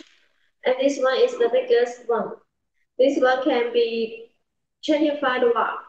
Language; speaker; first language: English; non-native, learner; Chinese